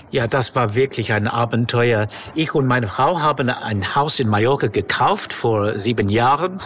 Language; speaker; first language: German; non-native, fluent; English